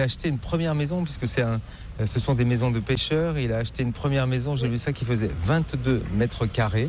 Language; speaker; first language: French; native; French